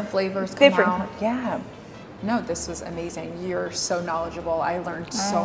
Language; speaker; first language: English; native; English